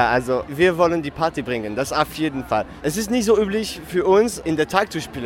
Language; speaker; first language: German; non-native, fluent; French